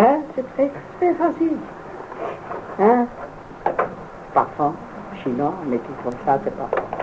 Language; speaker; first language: French; non-native, fluent; Vietnamese